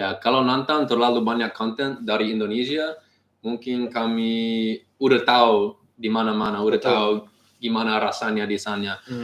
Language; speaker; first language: Indonesian; non-native, learner; English